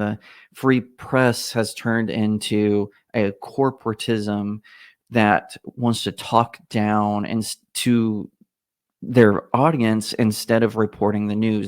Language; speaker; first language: English; native; English